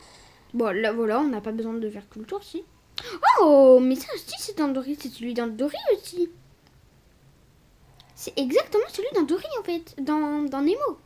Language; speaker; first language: French; native; French